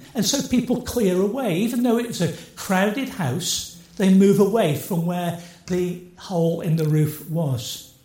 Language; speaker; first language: English; native; English